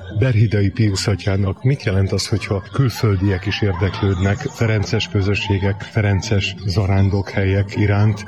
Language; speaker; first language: Hungarian; native; Hungarian